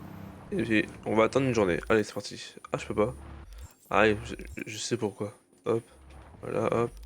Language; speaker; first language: French; native; French